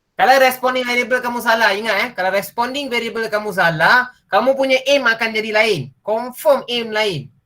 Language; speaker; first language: Malay; non-native, local second language; Tamil